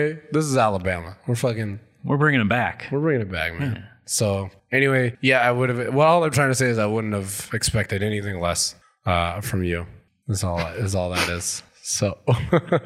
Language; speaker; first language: English; native; English